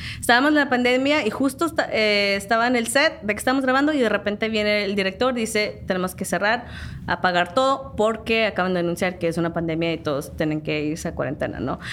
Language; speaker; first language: Spanish; early bilingual, heritage; Spanish